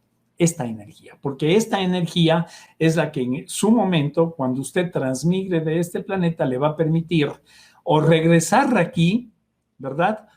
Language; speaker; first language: Spanish; native; Spanish